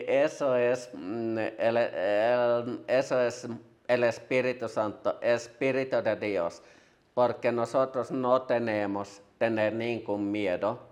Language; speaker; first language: Spanish; non-native, learner; Finnish